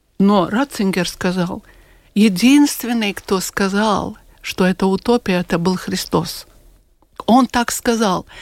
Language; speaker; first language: Russian; non-native, local second language; Latvian